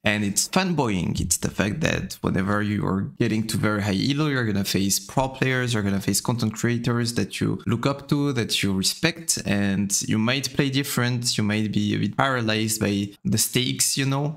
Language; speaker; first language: English; non-native, fluent; French